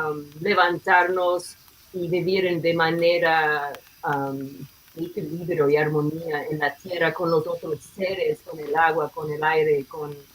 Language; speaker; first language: Spanish; non-native, fluent; English